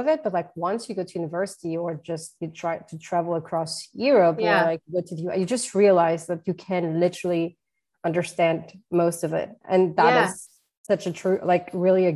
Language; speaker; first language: English; non-native, fluent; Portuguese